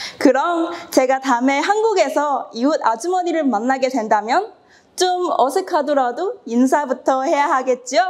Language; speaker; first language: Korean; non-native, fluent; Cantonese